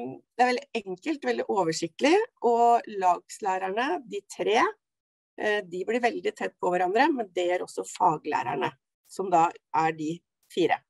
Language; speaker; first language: Norwegian; native; Norwegian